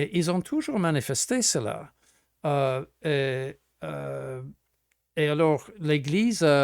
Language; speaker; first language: French; non-native, fluent; English